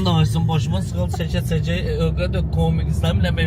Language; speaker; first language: Azerbaijani; native; Azerbaijani